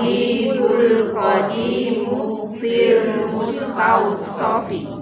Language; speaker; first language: Arabic; non-native, learner; Indonesian